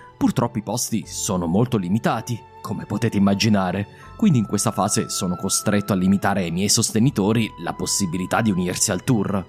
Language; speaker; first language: Italian; native; Italian